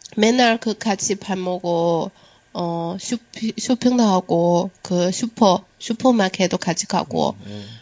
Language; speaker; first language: Korean; non-native, learner; Chinese